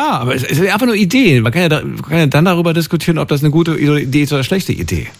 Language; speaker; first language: German; native; German